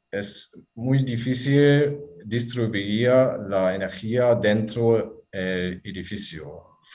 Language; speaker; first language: Spanish; non-native, fluent; German